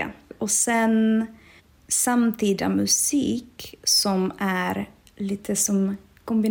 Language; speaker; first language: Swedish; non-native, fluent; Czech